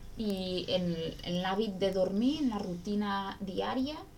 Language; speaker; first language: Catalan; native; Catalan